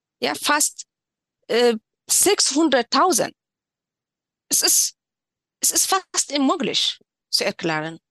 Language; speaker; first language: German; non-native, learner; Tigrinya